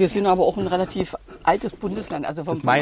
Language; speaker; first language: German; native; German